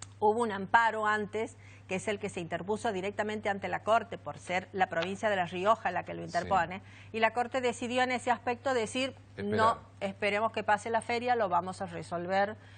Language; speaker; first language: Spanish; native; Spanish